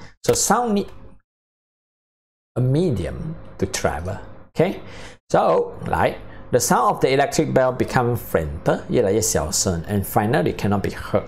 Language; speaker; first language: English; non-native, local second language; Chinese